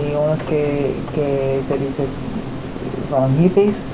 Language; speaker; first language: Spanish; non-native, learner; English